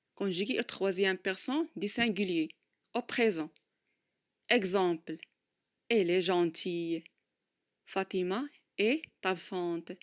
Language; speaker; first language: French; non-native, local second language; Arabic